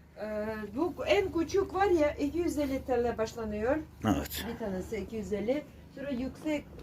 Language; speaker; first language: Turkish; non-native, learner; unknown